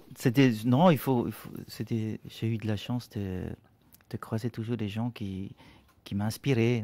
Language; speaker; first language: French; non-native, local second language; Swiss German